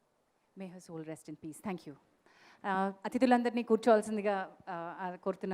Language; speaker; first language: Telugu; native; Telugu